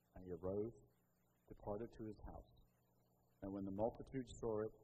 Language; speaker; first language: English; native; English